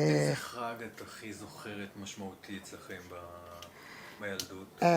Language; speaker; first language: Hebrew; native; Hebrew